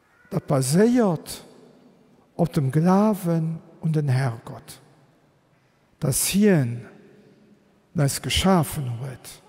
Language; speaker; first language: German; non-native, local second language; Luxembourgish